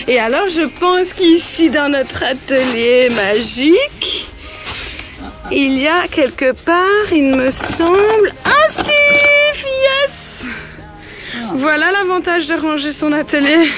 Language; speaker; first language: French; native; French